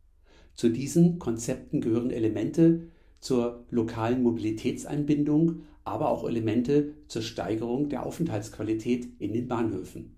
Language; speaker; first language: German; native; German